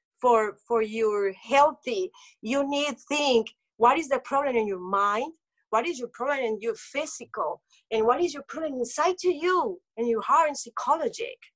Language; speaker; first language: English; non-native, local second language; Spanish